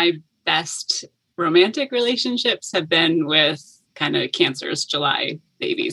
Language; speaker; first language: English; native; English